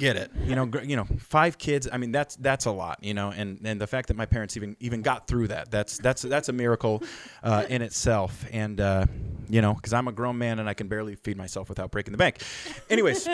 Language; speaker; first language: English; native; English